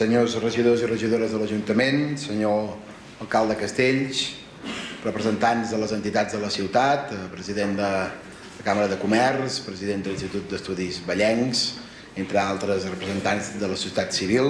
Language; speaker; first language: Catalan; native; Catalan